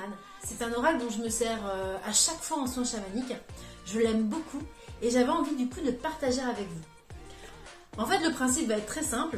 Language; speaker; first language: French; native; French